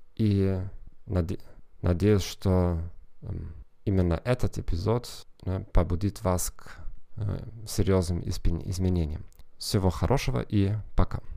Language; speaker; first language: Russian; non-native, fluent; German